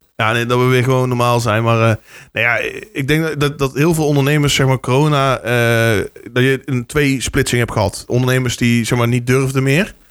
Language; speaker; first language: Dutch; native; Dutch